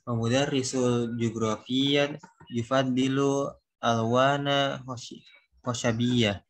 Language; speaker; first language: Arabic; non-native, learner; Indonesian